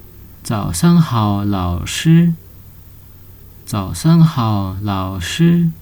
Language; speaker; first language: Chinese; non-native, fluent; Nepali